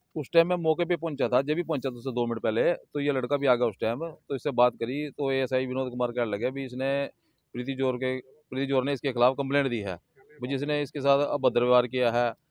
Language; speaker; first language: Hindi; native; Hindi